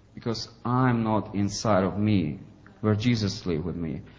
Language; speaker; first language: English; non-native, fluent; Ukrainian